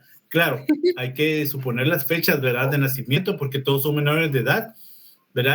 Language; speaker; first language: Spanish; native; Spanish